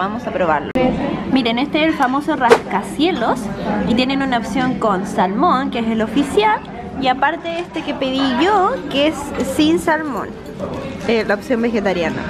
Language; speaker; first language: Spanish; native; Spanish